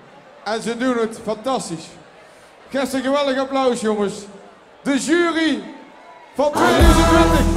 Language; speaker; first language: Dutch; native; Dutch